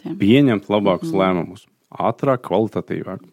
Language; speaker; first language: Latvian; non-native, fluent; Azerbaijani